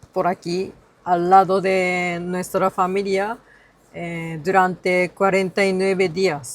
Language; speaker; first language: Spanish; non-native, learner; Japanese